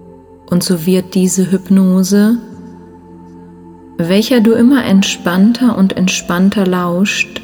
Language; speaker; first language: German; native; German